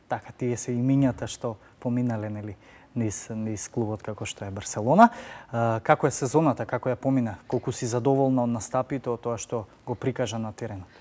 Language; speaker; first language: Macedonian; native; Macedonian